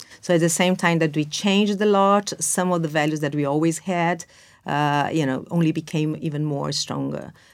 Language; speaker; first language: English; non-native, fluent; Portuguese